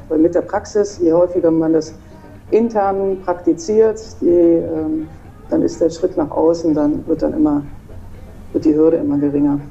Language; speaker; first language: German; native; German